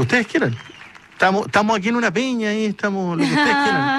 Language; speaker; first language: Spanish; native; Spanish